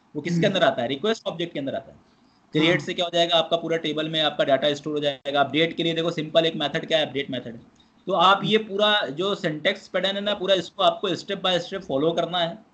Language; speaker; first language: Hindi; native; Hindi